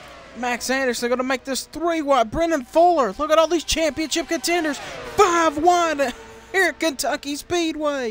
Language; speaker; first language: English; native; English